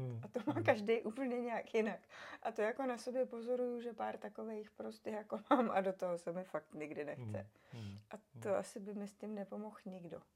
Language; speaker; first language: Czech; native; Czech